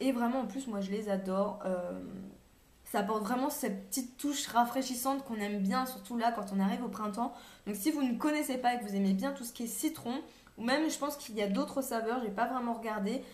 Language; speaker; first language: French; native; French